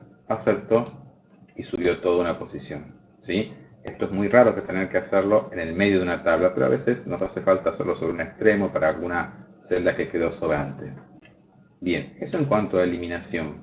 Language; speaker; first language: Spanish; native; Spanish